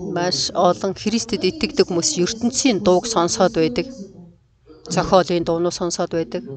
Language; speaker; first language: Mongolian; non-native, fluent; Korean